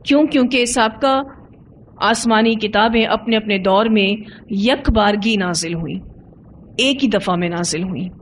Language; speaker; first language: Urdu; native; Urdu